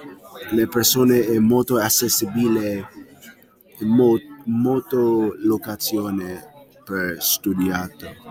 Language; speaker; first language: Italian; non-native, learner; English